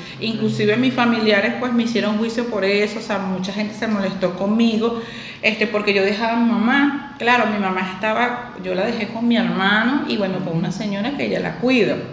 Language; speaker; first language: Spanish; native; Spanish